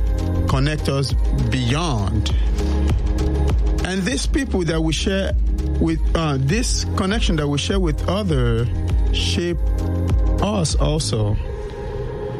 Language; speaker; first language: English; non-native, local second language; Yoruba